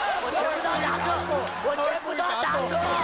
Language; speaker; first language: Chinese; native; Chinese